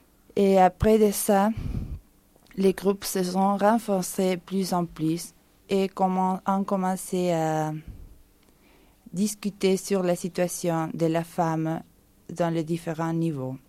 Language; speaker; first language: French; non-native, fluent; Spanish